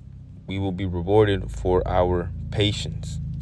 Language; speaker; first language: English; native; English